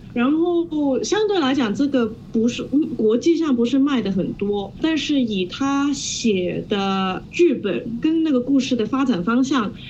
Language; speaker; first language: Chinese; non-native, local second language; Cantonese